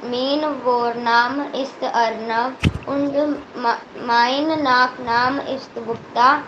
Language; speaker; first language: German; non-native, learner; Hindi